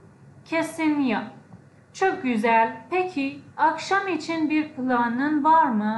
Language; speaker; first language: Turkish; non-native, fluent; Persian